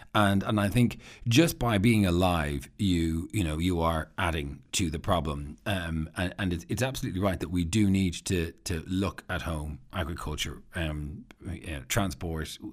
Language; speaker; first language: English; native; English